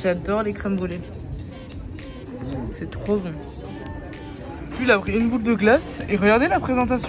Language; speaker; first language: French; native; French